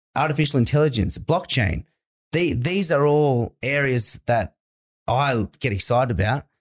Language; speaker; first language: English; native; English